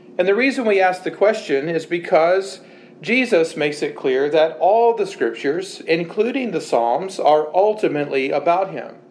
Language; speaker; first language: English; native; English